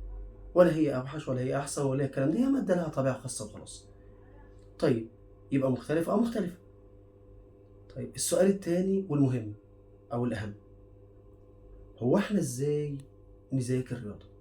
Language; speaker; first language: Arabic; native; Arabic